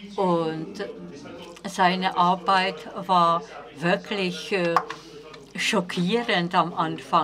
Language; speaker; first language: German; non-native, fluent; Czech